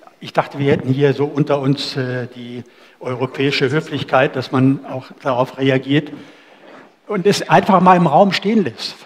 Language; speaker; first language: German; native; German